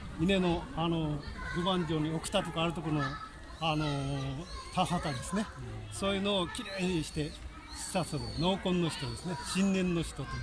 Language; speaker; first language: Japanese; native; Japanese